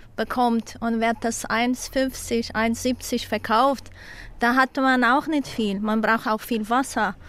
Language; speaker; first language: German; non-native, learner; Portuguese